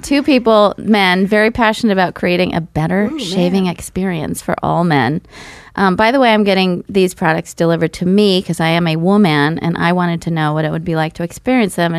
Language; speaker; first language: English; early bilingual, other home language; Russian